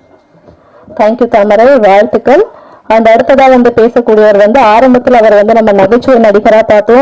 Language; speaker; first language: Tamil; native; Tamil